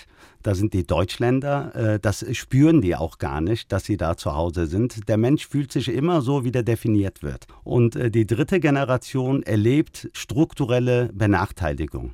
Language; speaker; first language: German; early bilingual, other home language; Turkish